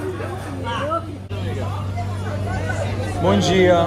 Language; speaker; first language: Portuguese; non-native, learner; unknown